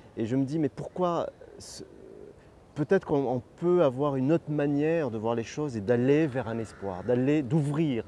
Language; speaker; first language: French; non-native, local second language; Arabic